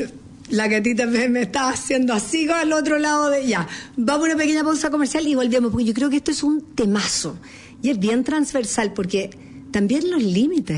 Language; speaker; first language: Spanish; native; Spanish